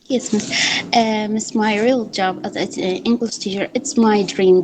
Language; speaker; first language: English; non-native, learner; Arabic